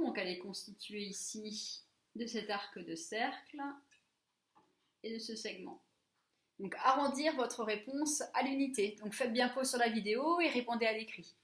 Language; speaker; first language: French; native; French